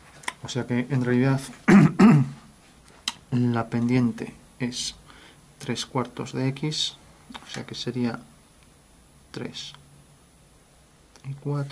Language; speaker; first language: Spanish; native; Spanish